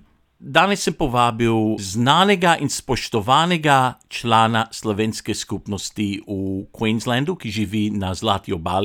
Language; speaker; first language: Slovenian; non-native, local second language; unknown